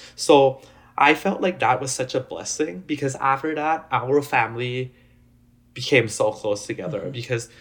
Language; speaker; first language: English; non-native, fluent; Thai